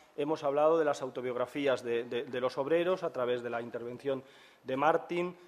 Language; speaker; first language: Spanish; native; Spanish